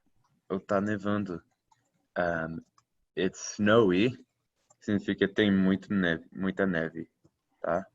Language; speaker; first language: Portuguese; non-native, fluent; English